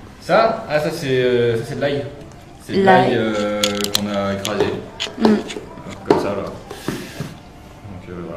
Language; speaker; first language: French; native; French